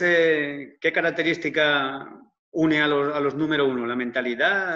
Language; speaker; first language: Spanish; native; Spanish